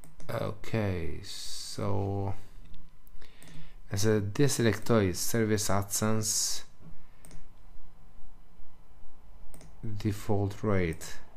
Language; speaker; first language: English; non-native, learner; Albanian